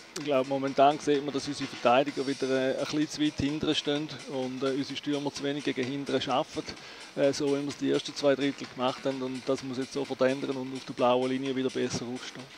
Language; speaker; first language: German; native; German